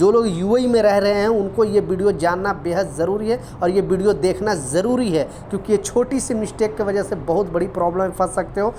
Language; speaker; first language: Hindi; native; Hindi